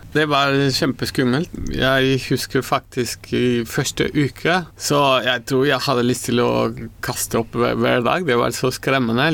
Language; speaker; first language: Norwegian; non-native, fluent; Spanish